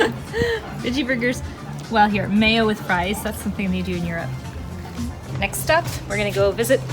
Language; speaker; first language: English; native; English